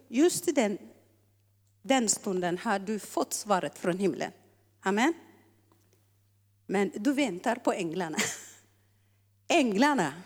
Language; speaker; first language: Swedish; non-native, fluent; Tigrinya